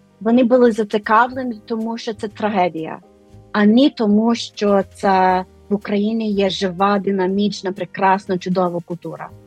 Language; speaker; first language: Ukrainian; non-native, fluent; English